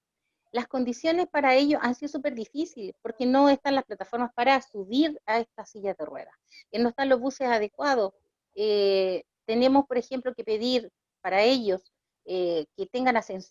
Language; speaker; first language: Spanish; native; Spanish